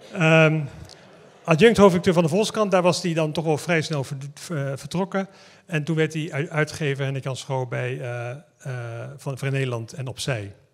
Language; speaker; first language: Dutch; native; Dutch